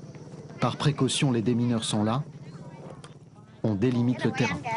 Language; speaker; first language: French; native; French